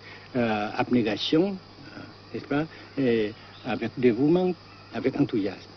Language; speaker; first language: French; non-native, local second language; Vietnamese